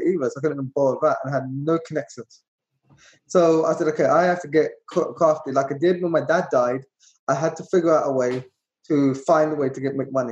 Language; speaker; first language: English; native; English